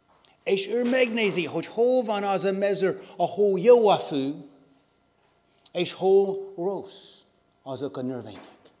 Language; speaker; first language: Hungarian; non-native, learner; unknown